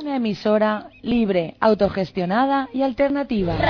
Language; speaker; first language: Spanish; non-native, learner; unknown